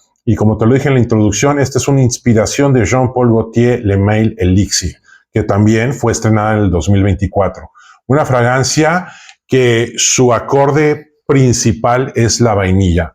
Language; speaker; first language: Spanish; native; Spanish